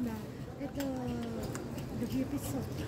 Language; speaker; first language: Russian; non-native, learner; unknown